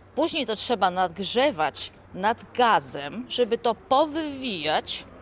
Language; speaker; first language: Polish; native; Polish